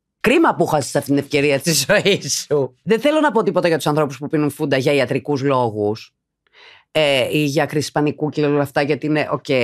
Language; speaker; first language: Greek; native; Greek